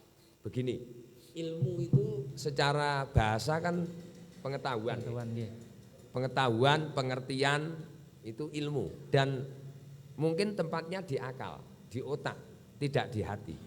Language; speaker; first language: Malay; non-native, local second language; Javanese